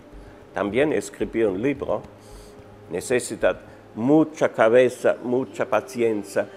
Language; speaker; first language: Spanish; non-native, fluent; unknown